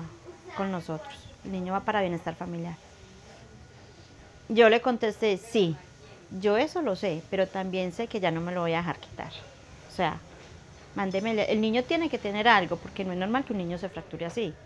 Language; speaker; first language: Spanish; native; Spanish